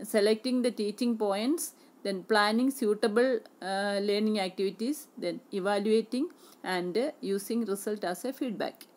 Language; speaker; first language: English; non-native, local second language; Malayalam